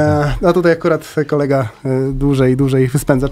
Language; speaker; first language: Polish; native; Polish